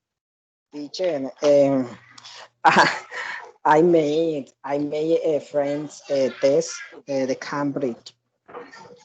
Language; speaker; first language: English; non-native, learner; Spanish